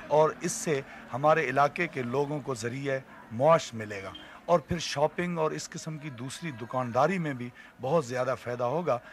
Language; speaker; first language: Urdu; non-native, local second language; Punjabi